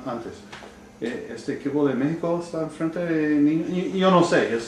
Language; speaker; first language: Spanish; non-native, learner; English